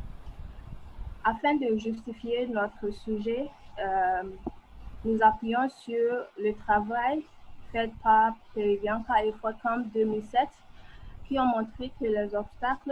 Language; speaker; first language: French; non-native, fluent; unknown